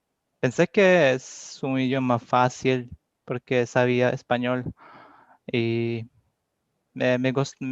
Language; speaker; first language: Spanish; non-native, learner; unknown